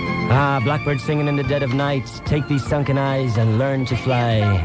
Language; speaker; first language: English; native; English